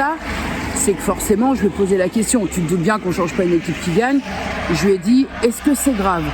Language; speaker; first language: French; native; French